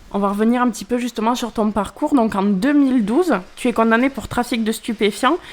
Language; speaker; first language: French; native; French